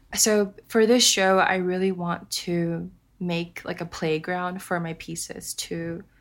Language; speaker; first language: English; early bilingual, other home language; Japanese